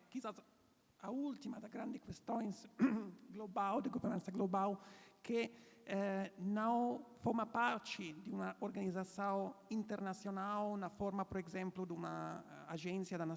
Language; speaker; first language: Portuguese; non-native, fluent; Italian